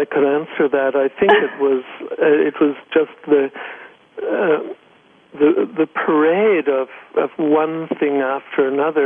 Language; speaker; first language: English; native; English